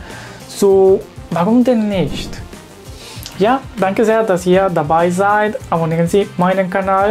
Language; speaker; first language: German; non-native, learner; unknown